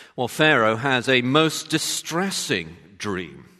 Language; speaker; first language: English; native; English